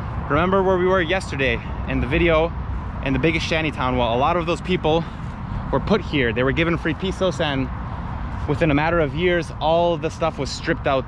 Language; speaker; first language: English; native; English